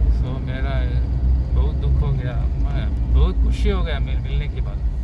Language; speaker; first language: Hindi; non-native, local second language; Malayalam